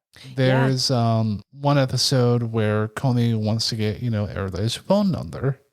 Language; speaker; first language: English; native; English